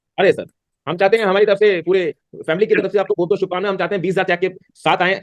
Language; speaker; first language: Hindi; native; Hindi